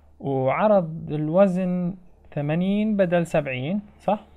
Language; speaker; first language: Arabic; native; Arabic